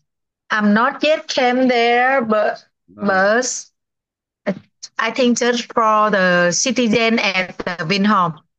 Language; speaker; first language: English; non-native, learner; Vietnamese